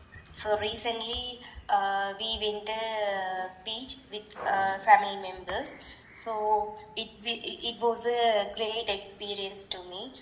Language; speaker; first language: English; non-native, learner; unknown